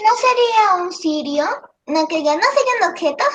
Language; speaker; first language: Spanish; native; Spanish